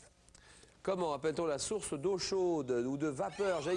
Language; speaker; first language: French; native; French